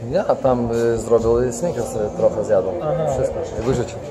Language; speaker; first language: Polish; non-native, learner; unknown